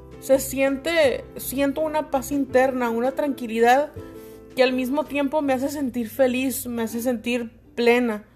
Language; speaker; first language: Spanish; native; Spanish